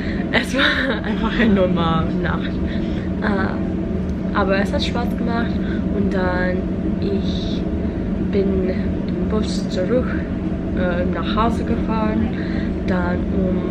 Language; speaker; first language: German; non-native, learner; English